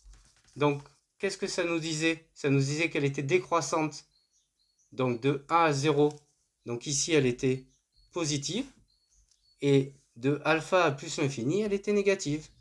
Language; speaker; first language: French; native; French